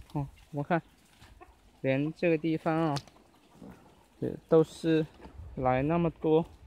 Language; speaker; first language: Chinese; early bilingual, heritage; Chinese